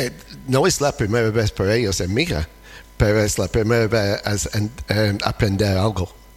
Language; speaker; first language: Spanish; non-native, fluent; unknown